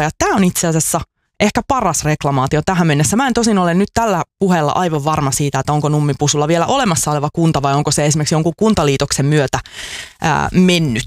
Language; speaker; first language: Finnish; native; Finnish